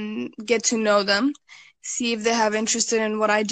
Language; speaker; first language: English; early bilingual, other home language; Bangla